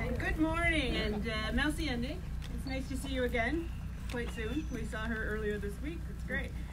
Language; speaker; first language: English; native; English